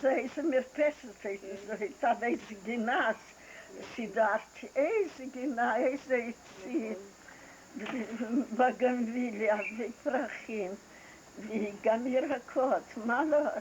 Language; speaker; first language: Hebrew; non-native, fluent; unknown